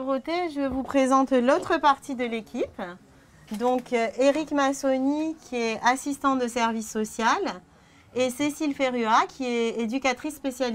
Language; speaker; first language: French; native; French